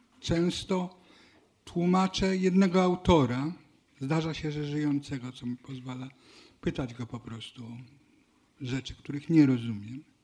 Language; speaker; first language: Polish; native; Polish